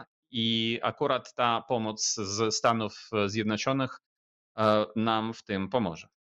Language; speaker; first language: Polish; non-native, fluent; Ukrainian